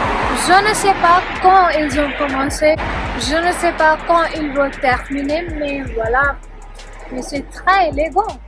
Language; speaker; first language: French; non-native, learner; Punjabi